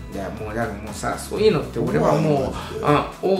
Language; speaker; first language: Japanese; native; Japanese